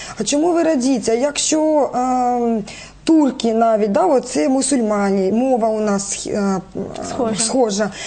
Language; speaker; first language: Ukrainian; non-native, local second language; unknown